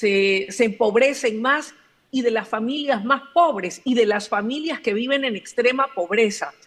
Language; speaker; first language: Spanish; native; Spanish